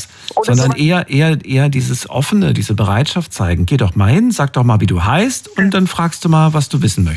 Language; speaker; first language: German; native; German